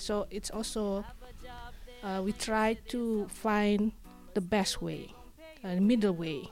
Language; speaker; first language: English; non-native, fluent; Indonesian